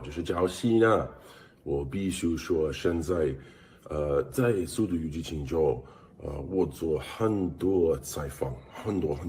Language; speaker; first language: Chinese; non-native, learner; English